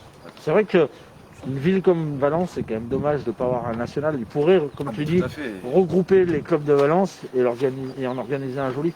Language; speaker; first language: French; native; French